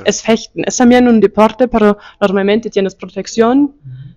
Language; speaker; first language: Spanish; non-native, fluent; German